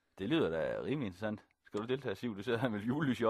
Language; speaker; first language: Danish; native; Danish